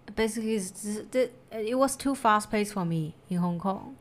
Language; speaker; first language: English; non-native, fluent; Chinese